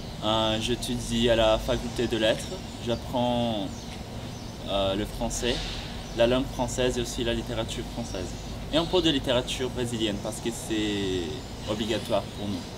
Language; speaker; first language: French; non-native, fluent; Portuguese